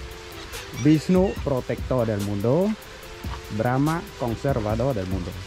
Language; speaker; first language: Spanish; non-native, learner; Khmer